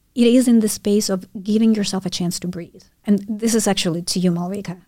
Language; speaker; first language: English; non-native, fluent; Russian